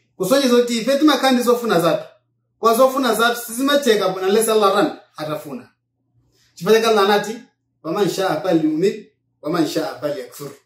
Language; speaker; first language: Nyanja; non-native, local second language; Yao